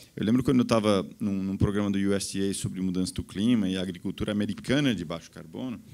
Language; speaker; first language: Portuguese; native; Portuguese